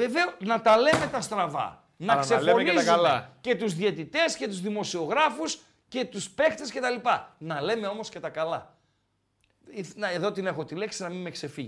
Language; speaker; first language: Greek; native; Greek